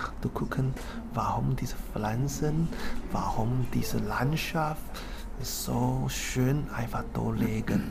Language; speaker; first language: German; non-native, learner; Chinese